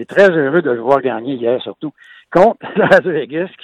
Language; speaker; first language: French; native; French